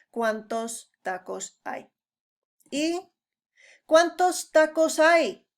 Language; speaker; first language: Spanish; non-native, fluent; English